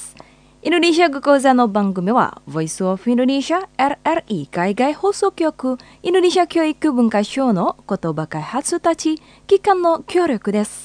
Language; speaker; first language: Japanese; non-native, fluent; Indonesian